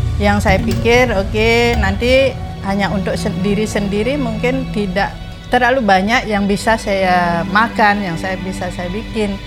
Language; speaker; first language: Indonesian; non-native, local second language; Balinese